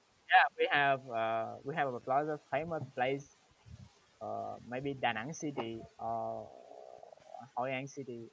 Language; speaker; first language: English; non-native, learner; Vietnamese